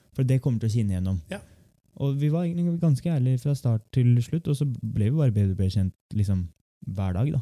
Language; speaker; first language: Norwegian; early bilingual, other home language; Turkish